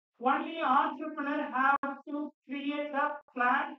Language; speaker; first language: English; non-native, local second language; Tamil